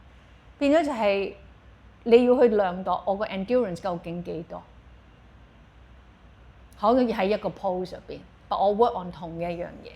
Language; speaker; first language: Cantonese; native; Cantonese